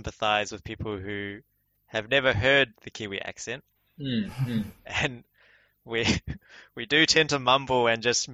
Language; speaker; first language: English; native; English